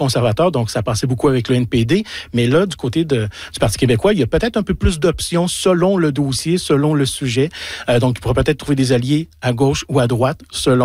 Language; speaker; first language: French; native; French